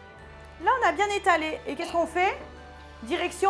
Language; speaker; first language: French; native; French